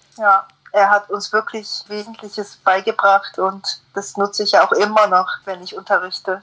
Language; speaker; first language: German; non-native, fluent; Korean